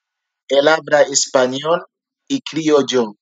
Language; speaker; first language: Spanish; non-native, learner; Haitian Creole